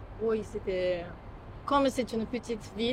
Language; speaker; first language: French; non-native, fluent; Japanese